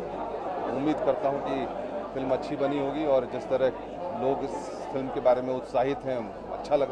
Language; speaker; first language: Hindi; native; Hindi